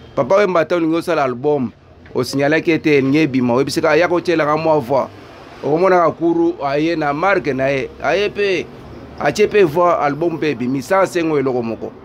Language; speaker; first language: Lingala; native; Lingala